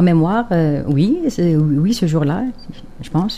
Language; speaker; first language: French; non-native, local second language; Arabic